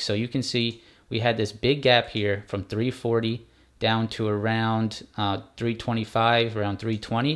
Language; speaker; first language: English; native; English